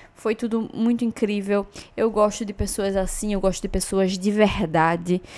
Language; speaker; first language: Portuguese; native; Portuguese